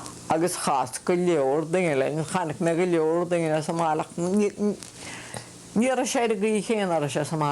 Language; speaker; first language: Irish; native; Irish